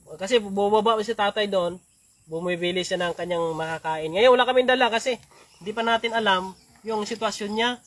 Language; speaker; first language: Filipino; non-native, local second language; Hiligaynon